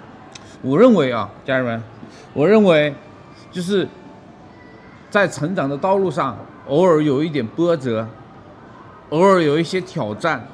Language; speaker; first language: Chinese; native; Chinese